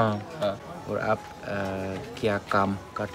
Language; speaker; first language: Hindi; non-native, learner; Dutch